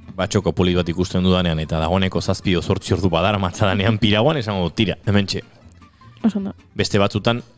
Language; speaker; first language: Basque; native; Basque